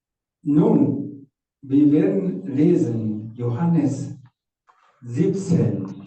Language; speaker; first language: German; non-native, fluent; Rundi